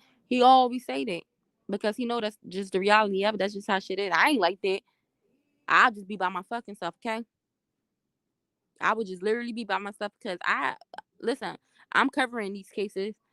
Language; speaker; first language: English; native; English